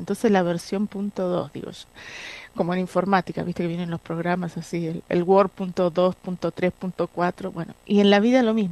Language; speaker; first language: Spanish; native; Spanish